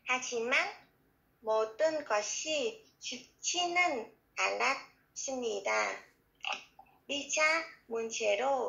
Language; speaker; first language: Korean; non-native, learner; Vietnamese